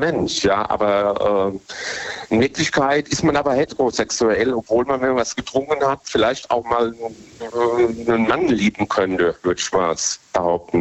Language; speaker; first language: German; native; German